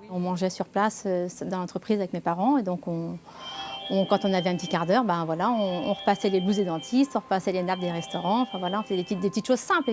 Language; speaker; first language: French; native; French